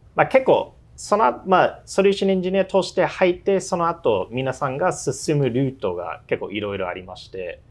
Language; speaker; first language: Japanese; non-native, fluent; English